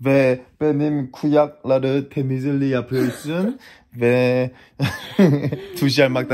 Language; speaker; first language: Turkish; non-native, learner; Korean